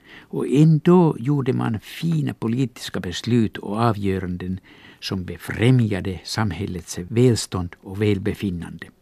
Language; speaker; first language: Swedish; non-native, local second language; Finnish